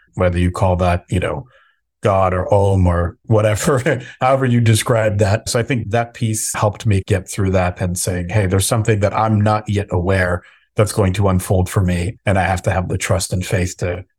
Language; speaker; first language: English; native; English